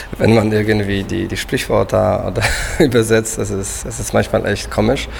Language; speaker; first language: German; non-native, fluent; Polish